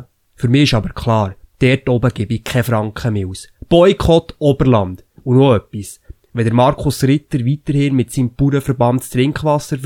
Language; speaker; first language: German; native; German